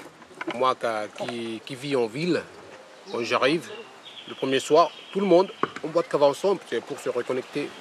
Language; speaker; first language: French; non-native, local second language; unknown